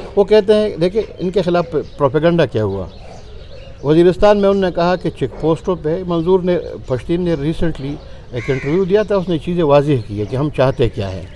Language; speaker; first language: Urdu; non-native, local second language; Pashto